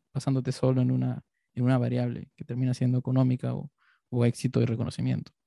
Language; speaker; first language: Spanish; native; Spanish